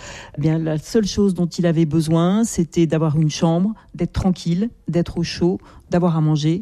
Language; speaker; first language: French; native; French